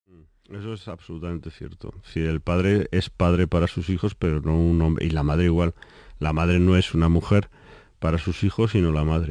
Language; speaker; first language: Spanish; native; Spanish